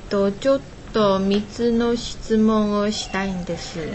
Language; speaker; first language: Japanese; non-native, learner; Chinese